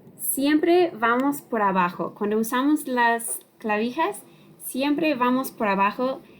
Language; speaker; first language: Spanish; non-native, learner; English